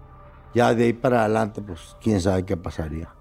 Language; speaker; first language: Spanish; native; Spanish